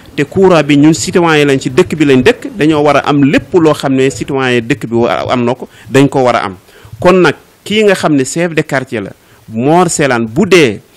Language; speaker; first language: Wolof; non-native, local second language; Fula